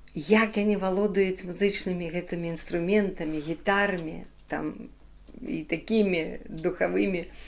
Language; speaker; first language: Belarusian; non-native, local second language; Ukrainian